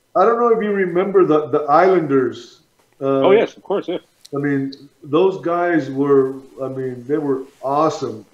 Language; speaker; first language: English; native; English